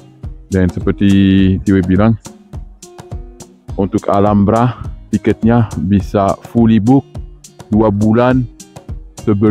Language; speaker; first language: Indonesian; non-native, fluent; Spanish